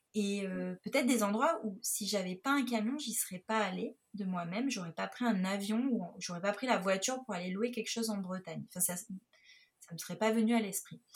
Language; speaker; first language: French; native; French